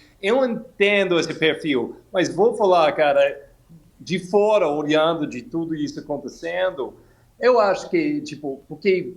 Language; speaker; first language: Portuguese; non-native, fluent; English